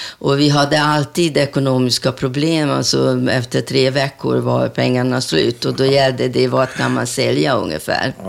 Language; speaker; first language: Swedish; non-native, fluent; Hungarian